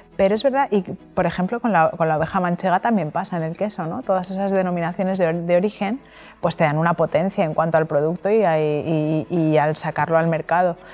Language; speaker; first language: Spanish; native; Spanish